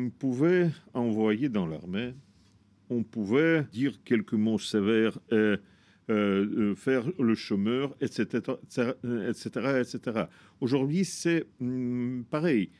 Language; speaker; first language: French; non-native, fluent; Russian